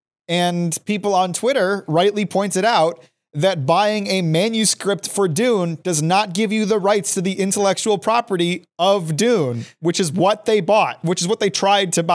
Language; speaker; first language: English; native; English